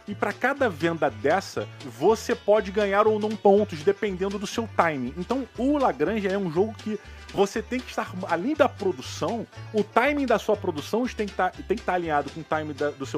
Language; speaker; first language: Portuguese; native; Portuguese